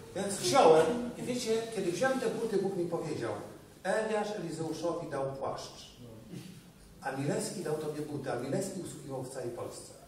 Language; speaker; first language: Polish; native; Polish